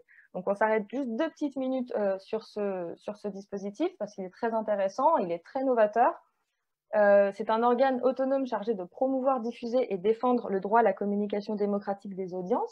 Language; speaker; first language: French; native; French